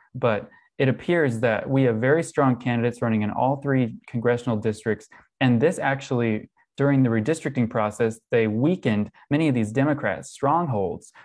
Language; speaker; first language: English; native; English